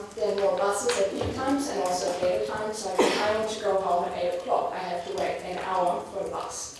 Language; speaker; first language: English; non-native, fluent; German